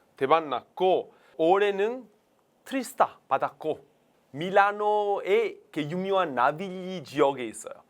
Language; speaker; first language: Korean; non-native, fluent; Italian